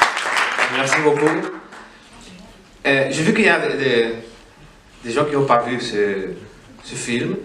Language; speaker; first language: French; non-native, fluent; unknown